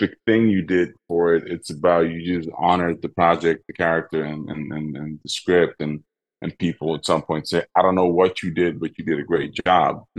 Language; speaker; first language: English; non-native, fluent; Dutch